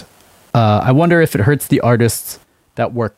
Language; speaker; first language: English; native; English